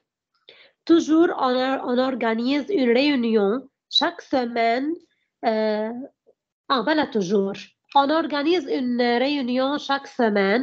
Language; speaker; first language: French; non-native, learner; Arabic